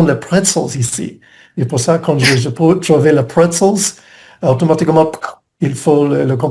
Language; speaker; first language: French; non-native, learner; English